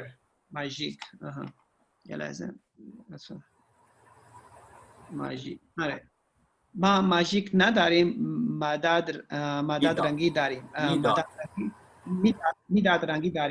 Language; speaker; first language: Persian; non-native, learner; Urdu